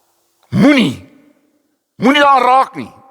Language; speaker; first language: Afrikaans; native; Afrikaans